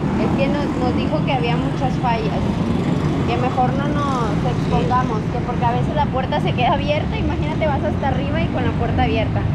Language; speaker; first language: Spanish; native; Spanish